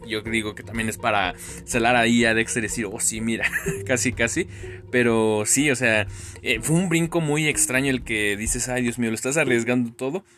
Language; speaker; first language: Spanish; native; Spanish